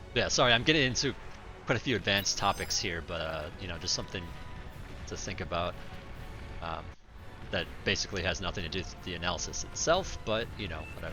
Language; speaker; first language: English; native; English